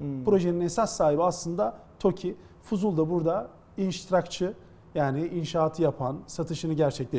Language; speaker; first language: Turkish; native; Turkish